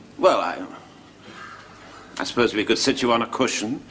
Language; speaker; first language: English; native; English